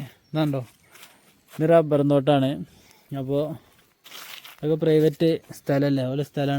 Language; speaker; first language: Malayalam; native; Malayalam